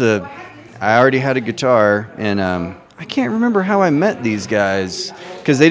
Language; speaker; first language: English; native; English